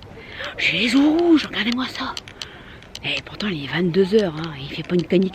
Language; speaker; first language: French; native; French